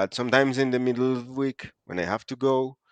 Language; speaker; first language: English; non-native, fluent; Spanish